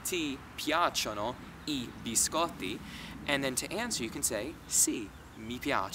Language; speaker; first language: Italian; non-native, fluent; English